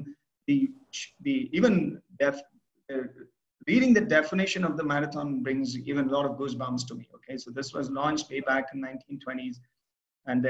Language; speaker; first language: English; non-native, local second language; Tamil